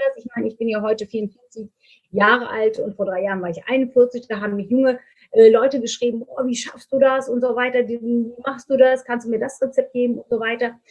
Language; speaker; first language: German; non-native, fluent; Turkish